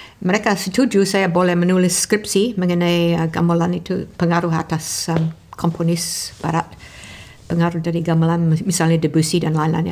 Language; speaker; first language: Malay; non-native, fluent; English